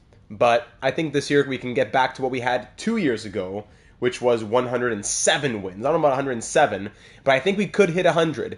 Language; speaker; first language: English; native; English